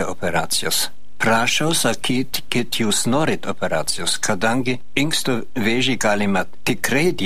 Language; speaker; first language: Lithuanian; non-native, fluent; German